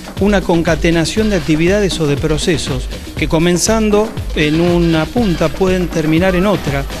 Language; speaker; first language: Spanish; native; Spanish